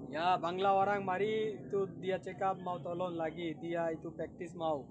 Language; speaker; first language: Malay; non-native, learner; Bangla